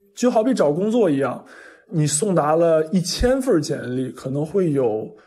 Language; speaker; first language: Chinese; native; Chinese